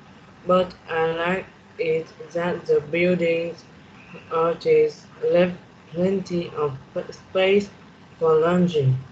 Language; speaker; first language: English; non-native, learner; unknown